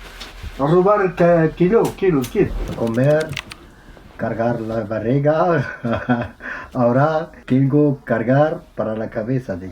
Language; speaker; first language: Spanish; non-native, learner; Arabic